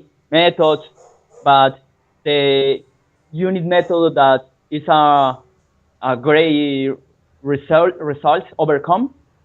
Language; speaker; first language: English; non-native, learner; Spanish